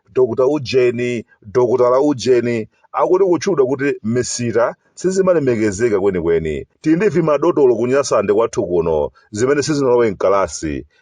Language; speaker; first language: Nyanja; native; Nyanja